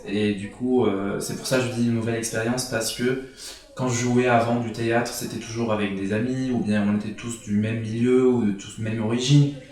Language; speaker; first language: French; non-native, local second language; Arabic